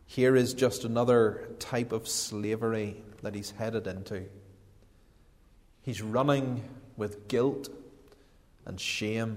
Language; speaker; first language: English; native; English